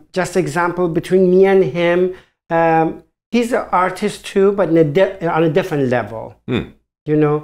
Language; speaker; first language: English; non-native, fluent; German